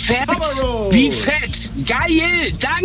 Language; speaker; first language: German; native; German